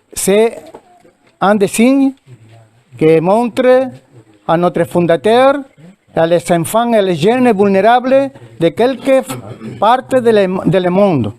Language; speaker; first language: French; non-native, learner; Spanish